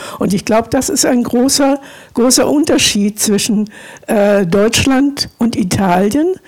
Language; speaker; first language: German; native; German